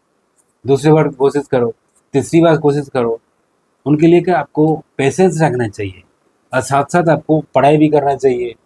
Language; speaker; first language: Hindi; non-native, local second language; Bangla